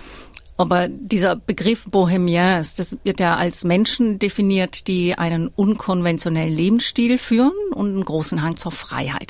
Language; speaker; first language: German; native; German